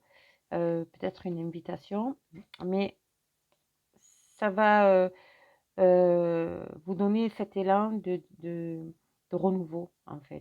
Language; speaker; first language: French; native; French